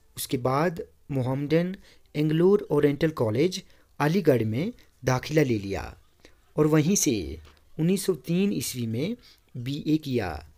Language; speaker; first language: Urdu; non-native, local second language; Kashmiri